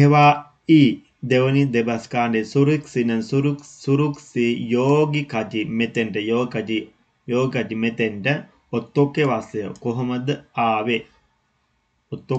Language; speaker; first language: Korean; non-native, learner; Sinhala